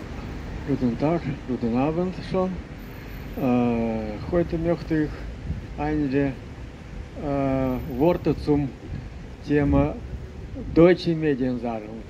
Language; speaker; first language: German; non-native, fluent; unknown